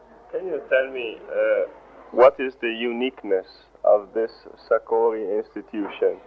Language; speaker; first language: English; non-native, fluent; Italian